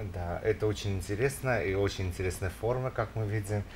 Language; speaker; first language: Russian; non-native, fluent; Romanian